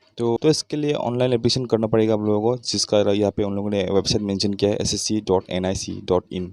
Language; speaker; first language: Hindi; non-native, local second language; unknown